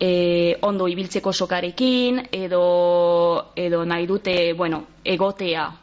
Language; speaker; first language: Basque; non-native, local second language; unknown